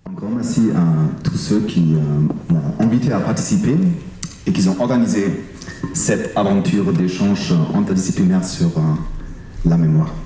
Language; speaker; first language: French; non-native, fluent; German